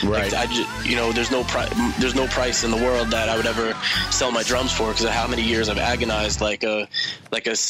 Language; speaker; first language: English; native; English